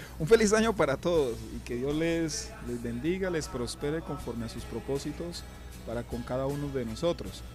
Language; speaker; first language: Spanish; native; Spanish